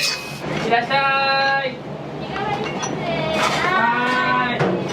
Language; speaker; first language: Japanese; native; Japanese